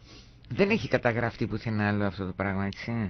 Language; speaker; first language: Greek; native; Greek